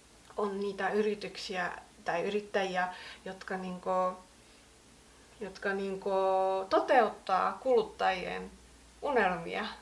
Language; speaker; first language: Finnish; native; Finnish